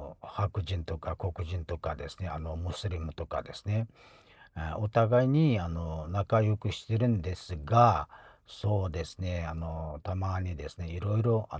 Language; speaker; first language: Japanese; non-native, fluent; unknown